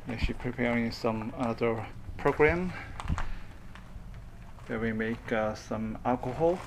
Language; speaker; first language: English; non-native, fluent; Korean